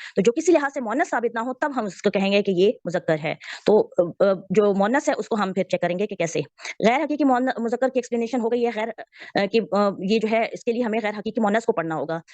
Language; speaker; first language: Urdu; native; Urdu